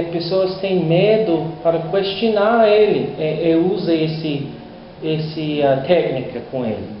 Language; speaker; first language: Portuguese; non-native, learner; English